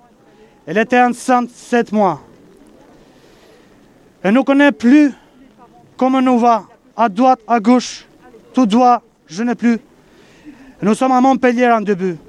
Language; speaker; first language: French; non-native, learner; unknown